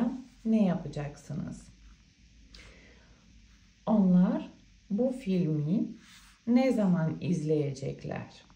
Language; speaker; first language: Turkish; non-native, fluent; Bulgarian